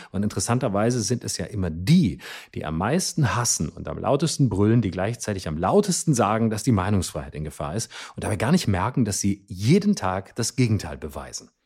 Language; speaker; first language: German; native; German